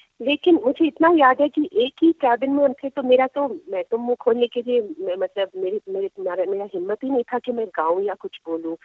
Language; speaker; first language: Hindi; non-native, local second language; Tamil